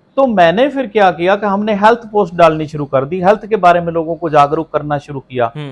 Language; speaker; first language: Hindi; non-native, local second language; Punjabi